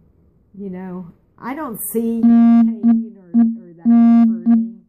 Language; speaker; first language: English; native; English